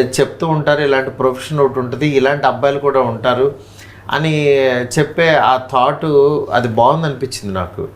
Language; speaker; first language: Telugu; native; Telugu